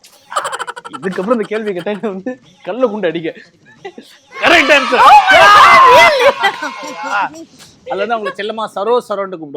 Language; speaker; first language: Tamil; native; Tamil